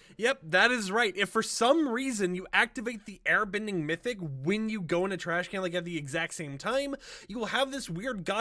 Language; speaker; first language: English; native; English